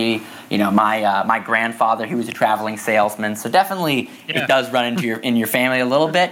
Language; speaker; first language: English; native; English